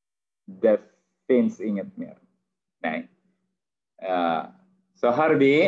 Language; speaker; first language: Swedish; non-native, fluent; Arabic